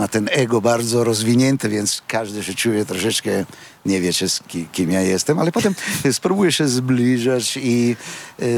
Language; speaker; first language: Polish; non-native, fluent; Italian